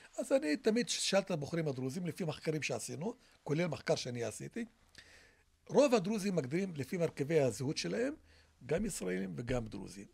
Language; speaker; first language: Hebrew; non-native, local second language; Arabic